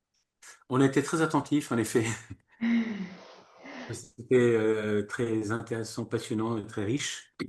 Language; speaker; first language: French; native; French